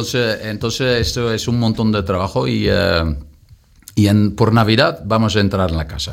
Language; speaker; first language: Spanish; non-native, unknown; Dutch